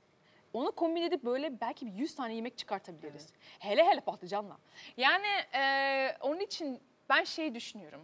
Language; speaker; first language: Turkish; early bilingual, heritage; Turkish